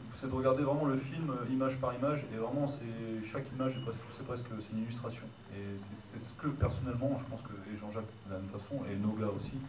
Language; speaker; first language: French; native; French